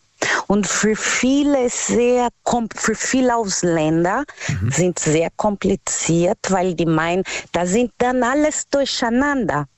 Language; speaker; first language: German; non-native, learner; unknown